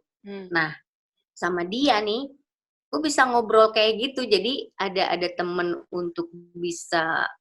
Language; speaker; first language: Indonesian; native; Indonesian